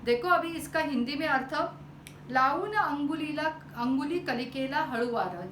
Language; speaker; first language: Hindi; non-native, local second language; Marathi